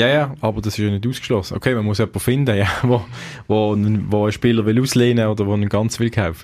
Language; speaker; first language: German; native; German